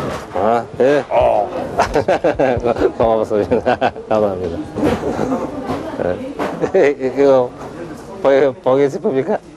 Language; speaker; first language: Korean; early bilingual, heritage; Korean